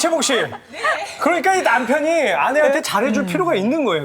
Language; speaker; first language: Korean; native; Korean